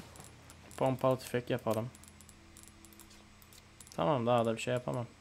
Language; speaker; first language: Turkish; native; Turkish